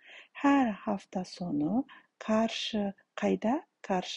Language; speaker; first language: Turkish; non-native, fluent; Kazakh